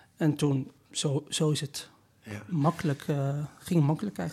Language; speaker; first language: Dutch; non-native, learner; Persian